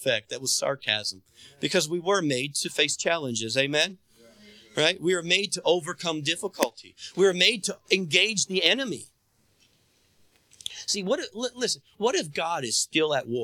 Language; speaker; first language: English; native; English